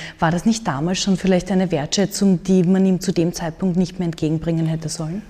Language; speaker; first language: German; native; German